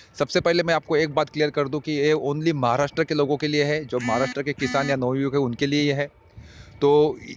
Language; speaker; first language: Hindi; non-native, local second language; Marathi